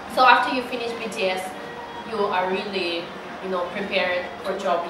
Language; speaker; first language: English; non-native, learner; Russian